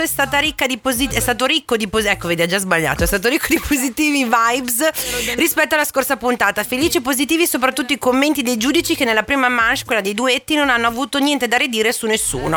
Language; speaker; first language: Italian; native; Italian